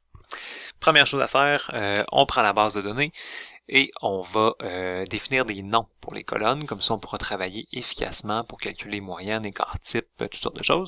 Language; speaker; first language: French; native; French